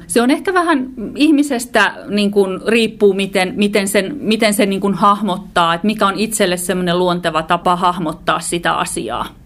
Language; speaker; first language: Finnish; native; Finnish